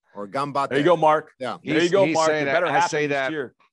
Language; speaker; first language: English; native; English